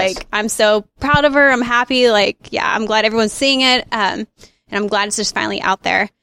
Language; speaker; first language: English; native; English